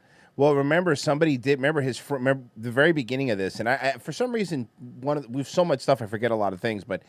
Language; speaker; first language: English; native; English